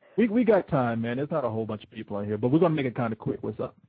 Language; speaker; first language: English; native; English